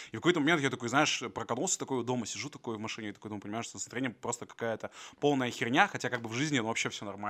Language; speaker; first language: Russian; native; Russian